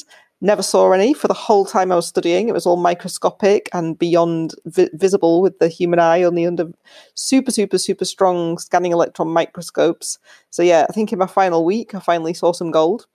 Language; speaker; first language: English; native; English